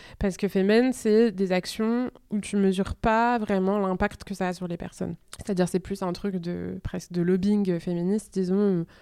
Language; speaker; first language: French; native; French